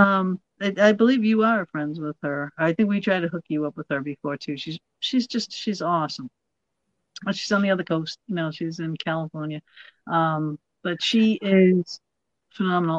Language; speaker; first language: English; native; English